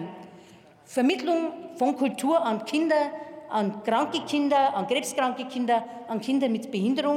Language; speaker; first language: German; native; German